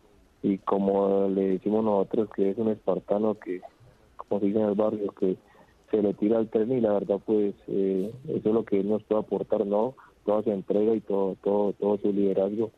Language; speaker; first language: Spanish; native; Spanish